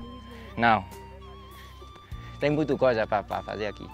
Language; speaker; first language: Portuguese; non-native, learner; Vietnamese